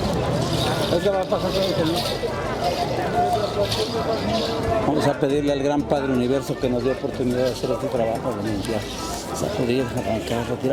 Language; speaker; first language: Spanish; native; Spanish